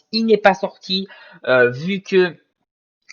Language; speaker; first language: French; native; French